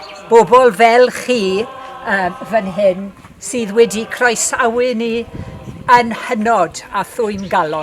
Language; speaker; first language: Welsh; native; Welsh